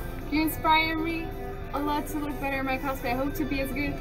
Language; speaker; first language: English; early bilingual, other home language; Dutch